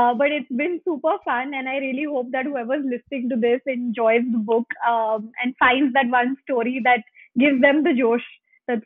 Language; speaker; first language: English; non-native, local second language; Hindi